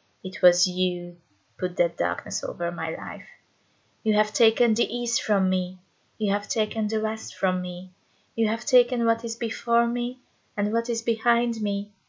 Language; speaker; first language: English; non-native, fluent; Hungarian